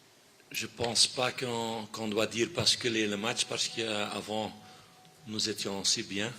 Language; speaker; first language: French; non-native, fluent; Dutch